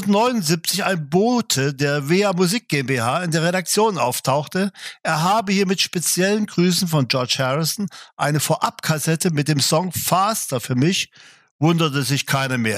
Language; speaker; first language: German; native; German